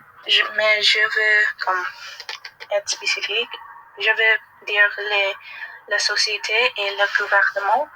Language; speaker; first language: French; non-native, learner; English